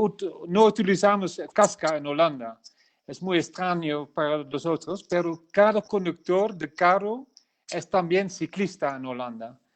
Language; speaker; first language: Spanish; non-native, learner; Dutch